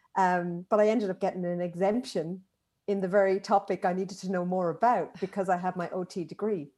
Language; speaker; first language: English; native; English